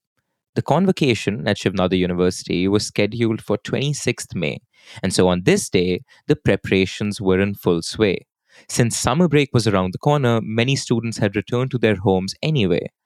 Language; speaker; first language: English; non-native, local second language; Hindi